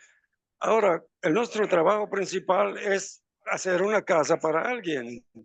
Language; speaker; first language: Spanish; non-native, fluent; Italian